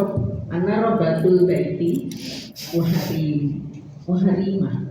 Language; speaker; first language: Arabic; non-native, learner; Indonesian